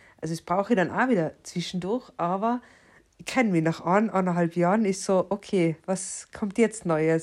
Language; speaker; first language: German; native; German